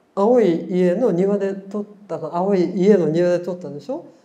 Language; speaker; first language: Japanese; native; Japanese